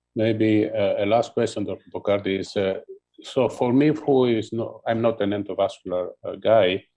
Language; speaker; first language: English; non-native, fluent; Greek